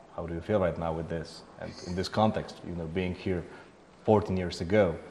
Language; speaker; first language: English; non-native, fluent; Polish